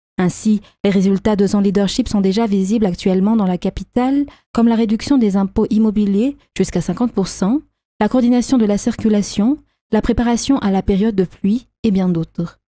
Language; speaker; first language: French; non-native, local second language; Malagasy